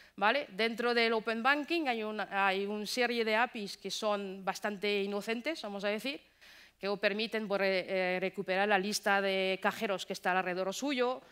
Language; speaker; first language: Spanish; non-native, fluent; French